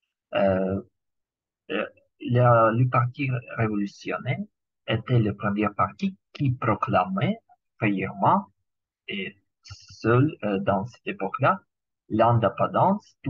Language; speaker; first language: French; non-native, learner; Ukrainian